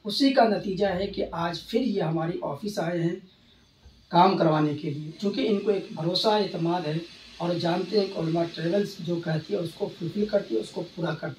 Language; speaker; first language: Hindi; native; Hindi